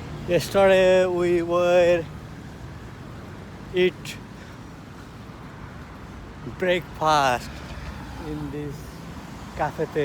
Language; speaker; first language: English; non-native, learner; Nepali